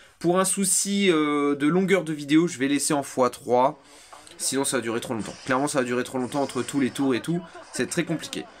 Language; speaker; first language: French; native; French